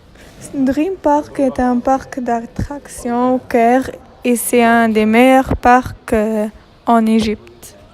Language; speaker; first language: French; non-native, learner; Arabic